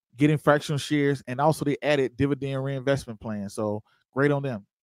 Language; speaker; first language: English; native; English